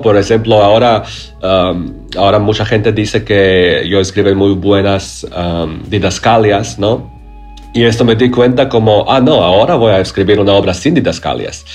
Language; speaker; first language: Spanish; non-native, learner; Croatian